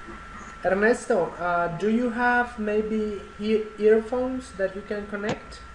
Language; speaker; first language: English; non-native, fluent; Spanish